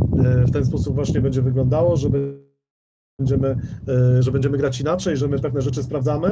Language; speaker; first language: Polish; native; Polish